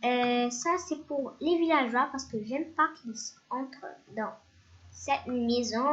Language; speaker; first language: French; non-native, fluent; Spanish